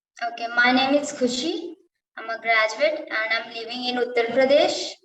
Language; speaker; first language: English; non-native, learner; Hindi